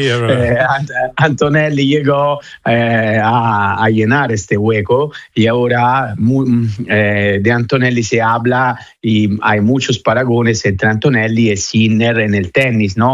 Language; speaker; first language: Spanish; non-native, fluent; Italian